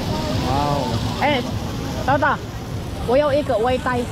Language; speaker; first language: Chinese; non-native, learner; Filipino